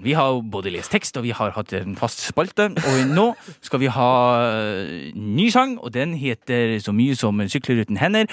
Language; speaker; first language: Norwegian; native; Norwegian